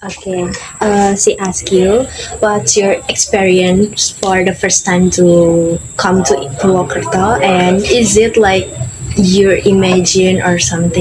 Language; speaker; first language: English; non-native, learner; Indonesian